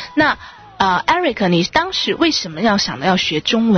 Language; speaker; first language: Chinese; native; Chinese